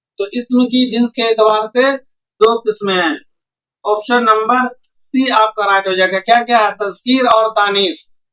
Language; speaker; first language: Hindi; native; Hindi